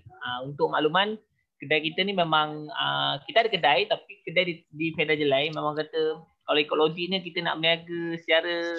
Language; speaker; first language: Malay; native; Malay